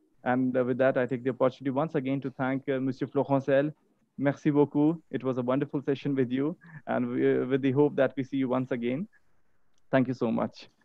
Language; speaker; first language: English; non-native, local second language; Hindi